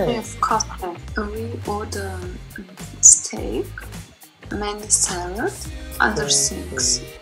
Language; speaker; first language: English; non-native, learner; Russian